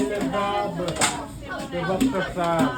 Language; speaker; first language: French; non-native, local second language; English